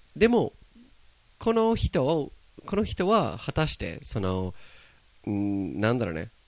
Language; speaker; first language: Japanese; non-native, fluent; English